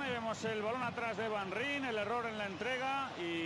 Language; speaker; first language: Spanish; native; Spanish